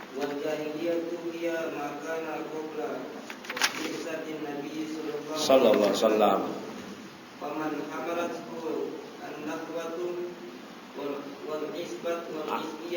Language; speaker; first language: Arabic; non-native, learner; Indonesian